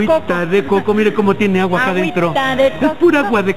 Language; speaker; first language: Spanish; native; Spanish